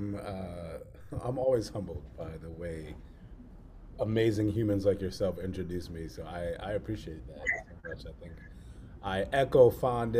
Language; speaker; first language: English; native; English